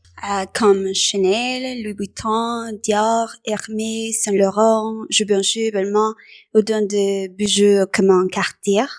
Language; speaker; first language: French; non-native, learner; Spanish